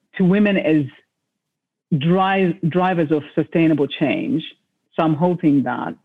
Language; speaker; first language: English; non-native, local second language; Shona